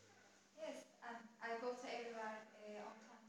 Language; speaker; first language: English; non-native, learner; Turkish